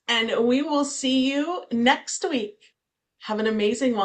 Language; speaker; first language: English; native; English